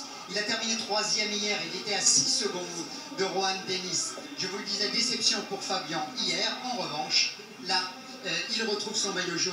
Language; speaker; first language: French; native; French